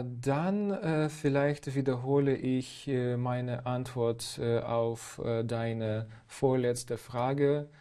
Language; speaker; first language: German; non-native, fluent; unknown